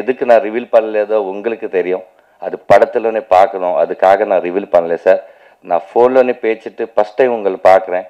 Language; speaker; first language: Tamil; non-native, local second language; Telugu